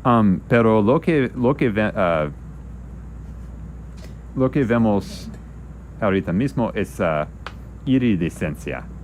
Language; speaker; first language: Spanish; non-native, learner; English